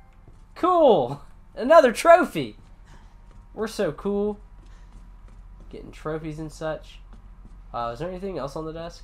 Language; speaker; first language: English; native; English